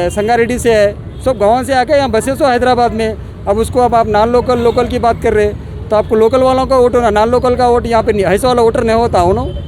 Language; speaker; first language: Hindi; non-native, local second language; Urdu